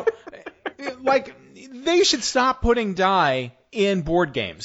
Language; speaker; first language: English; native; English